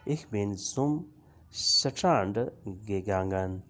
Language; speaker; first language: German; non-native, learner; Urdu